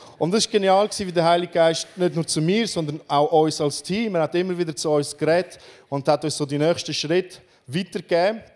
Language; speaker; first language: German; non-native, fluent; Romanian